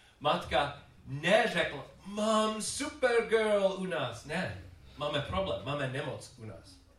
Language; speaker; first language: Czech; non-native, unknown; English